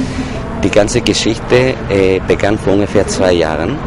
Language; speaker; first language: German; non-native, fluent; Greek